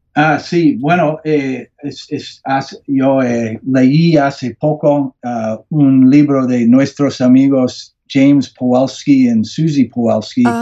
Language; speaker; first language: Spanish; non-native, learner; English